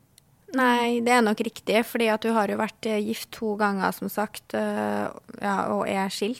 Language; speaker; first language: Norwegian; native; Norwegian